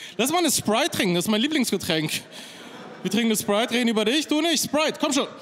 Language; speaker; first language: German; early bilingual, other home language; Persian